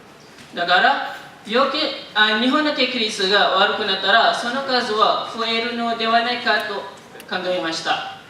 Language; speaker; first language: Japanese; non-native, learner; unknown